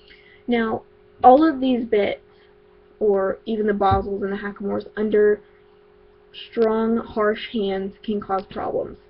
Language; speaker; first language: English; native; English